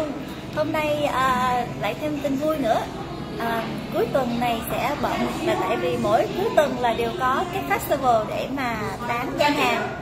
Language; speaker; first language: Vietnamese; early bilingual, heritage; Vietnamese